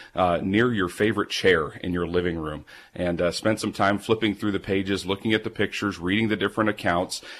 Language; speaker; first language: English; native; English